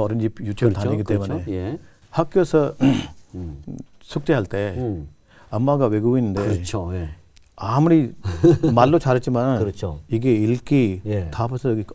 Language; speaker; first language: Korean; non-native, learner; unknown